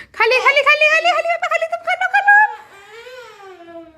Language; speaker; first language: Hindi; non-native, local second language; Odia